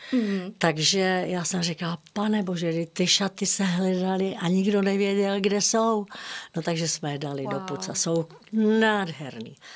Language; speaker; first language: Czech; native; Czech